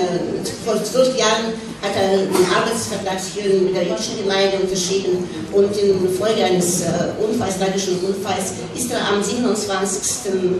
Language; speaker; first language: German; non-native, fluent; Russian